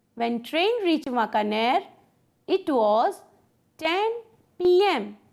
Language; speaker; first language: English; non-native, local second language; Gujarati